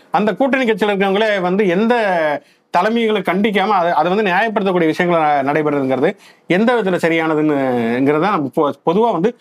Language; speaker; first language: Tamil; native; Tamil